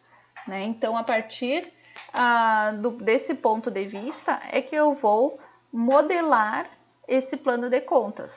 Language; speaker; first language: Portuguese; native; Portuguese